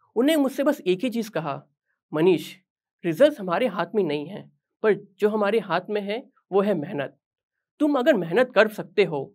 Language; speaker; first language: Hindi; native; Hindi